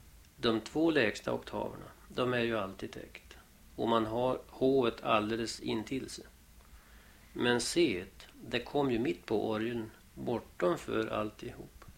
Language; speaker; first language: Swedish; native; Swedish